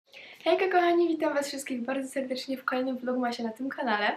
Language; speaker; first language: Polish; native; Polish